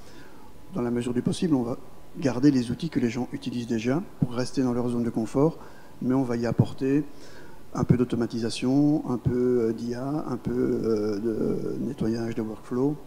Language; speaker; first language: French; native; French